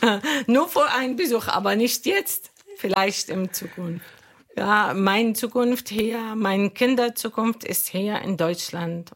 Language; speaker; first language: German; non-native, learner; Arabic